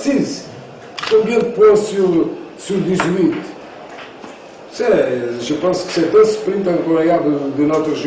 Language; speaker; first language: French; non-native, fluent; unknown